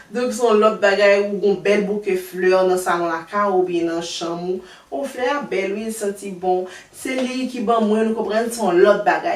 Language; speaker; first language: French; non-native, learner; Haitian Creole